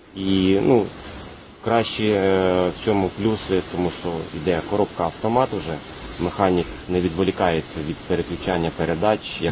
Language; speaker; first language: Ukrainian; native; Ukrainian